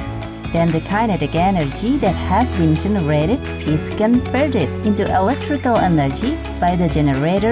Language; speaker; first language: English; non-native, fluent; Indonesian